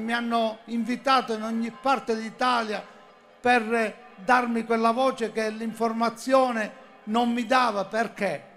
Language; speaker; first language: Italian; native; Italian